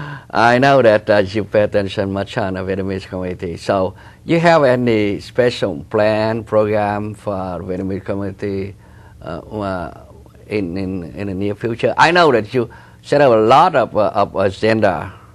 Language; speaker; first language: English; non-native, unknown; Vietnamese